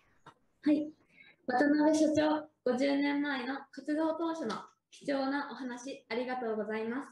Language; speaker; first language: Japanese; native; Japanese